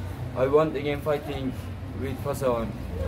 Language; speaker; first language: English; non-native, learner; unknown